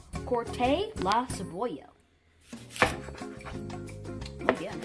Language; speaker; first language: Spanish; non-native, learner; English